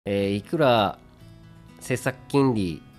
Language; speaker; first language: Japanese; native; Japanese